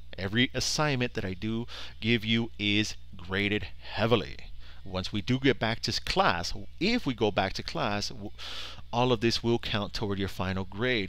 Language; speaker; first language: English; early bilingual, other home language; Spanish